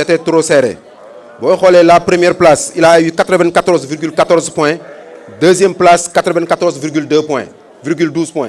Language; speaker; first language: French; non-native, local second language; Wolof